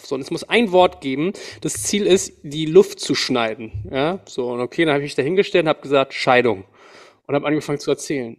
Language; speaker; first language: German; native; German